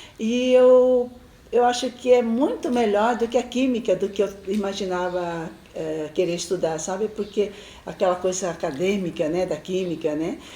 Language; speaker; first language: Portuguese; early bilingual, other home language; Chinese